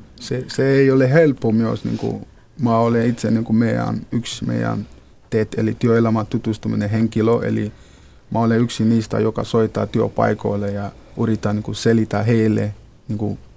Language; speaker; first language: Finnish; non-native, fluent; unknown